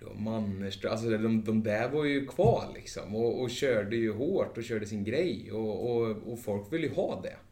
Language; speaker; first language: Swedish; native; Swedish